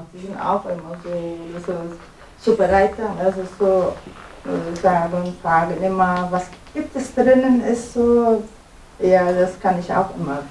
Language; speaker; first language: German; non-native, learner; Turkish